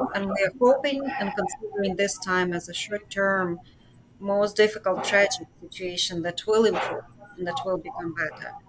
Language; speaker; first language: English; non-native, fluent; Ukrainian